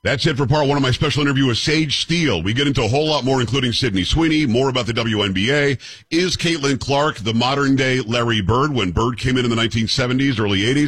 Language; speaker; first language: English; native; English